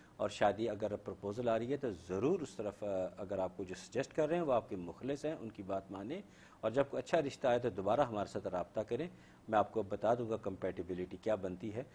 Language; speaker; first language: Urdu; native; Urdu